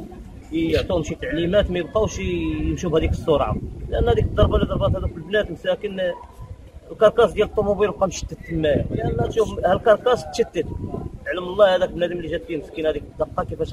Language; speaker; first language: Arabic; native; Arabic